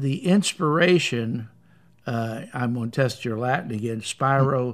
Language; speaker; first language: English; native; English